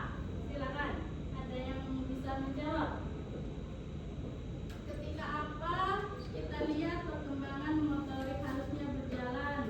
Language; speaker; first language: Indonesian; native; Indonesian